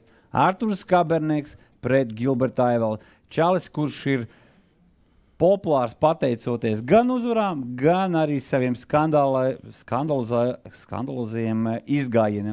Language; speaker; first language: Latvian; native; Latvian